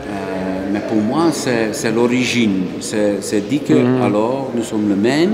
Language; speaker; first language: French; non-native, local second language; Dutch